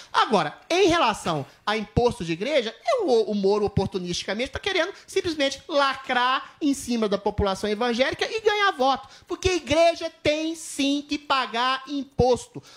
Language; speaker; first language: Portuguese; native; Portuguese